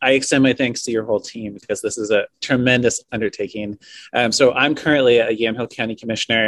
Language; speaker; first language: English; native; English